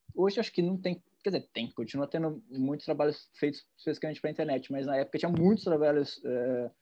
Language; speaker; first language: Portuguese; native; Portuguese